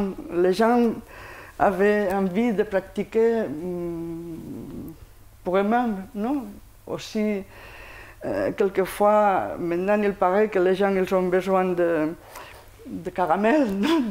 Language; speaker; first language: French; non-native, fluent; Spanish